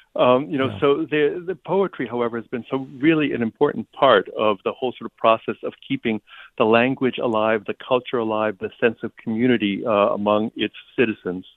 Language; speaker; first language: English; early bilingual, other home language; Ukrainian